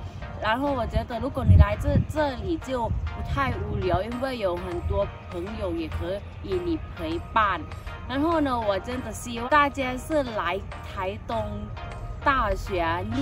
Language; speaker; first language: Chinese; non-native, learner; Thai